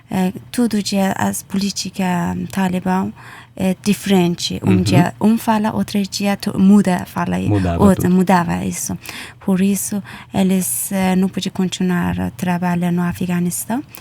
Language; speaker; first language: Portuguese; non-native, learner; Persian